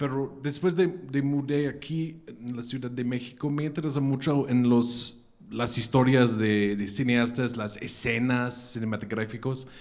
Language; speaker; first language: Spanish; non-native, fluent; English